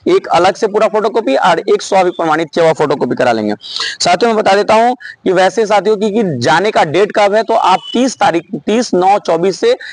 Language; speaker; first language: Hindi; native; Hindi